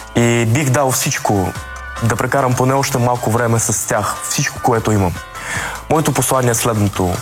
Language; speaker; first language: Bulgarian; early bilingual, other home language; Russian